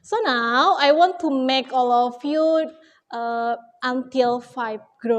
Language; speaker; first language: English; non-native, learner; Indonesian